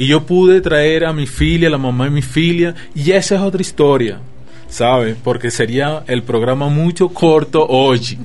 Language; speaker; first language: Portuguese; non-native, learner; Spanish